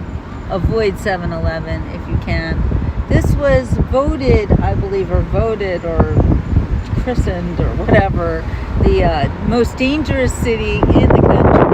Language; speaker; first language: English; native; English